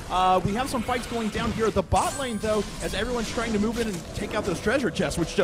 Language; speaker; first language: English; native; English